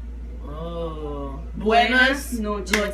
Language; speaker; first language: Spanish; non-native, learner; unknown